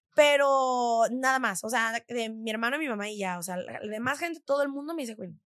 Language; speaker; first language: Spanish; native; Spanish